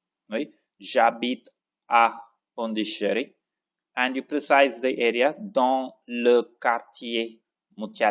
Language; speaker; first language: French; non-native, fluent; Tamil